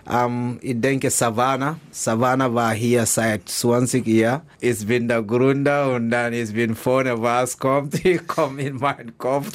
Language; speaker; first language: German; non-native, learner; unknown